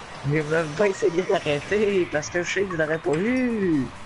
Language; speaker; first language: French; native; French